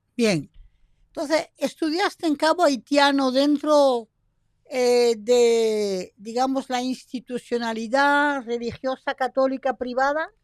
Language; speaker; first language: Spanish; non-native, fluent; French